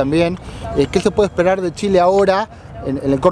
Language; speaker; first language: Spanish; native; Spanish